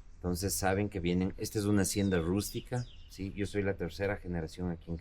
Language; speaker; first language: Spanish; native; Spanish